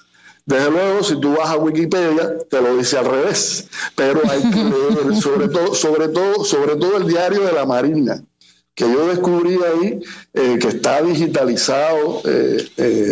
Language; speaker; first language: Spanish; native; Spanish